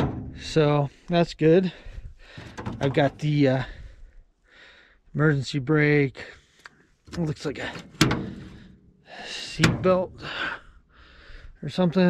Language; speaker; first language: English; native; English